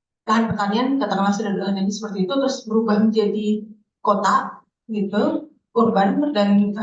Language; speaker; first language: Indonesian; native; Indonesian